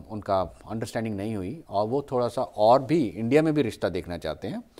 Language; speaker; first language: Hindi; native; Hindi